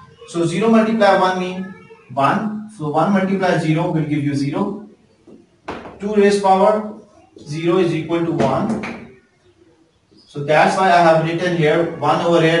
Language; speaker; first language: English; non-native, local second language; Urdu